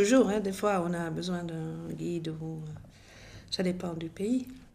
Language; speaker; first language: French; non-native, fluent; Dutch